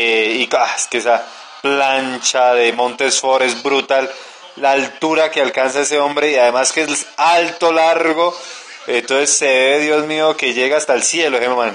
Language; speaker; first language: Spanish; native; Spanish